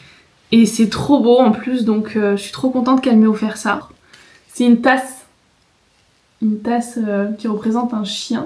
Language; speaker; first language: French; native; French